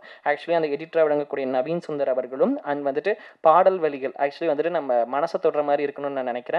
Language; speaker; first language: Tamil; native; Tamil